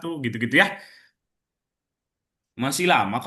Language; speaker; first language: Indonesian; native; Indonesian